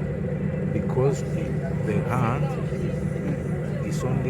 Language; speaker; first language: English; non-native, learner; Greek